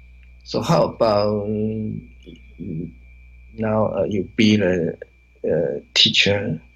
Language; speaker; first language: English; non-native, learner; Chinese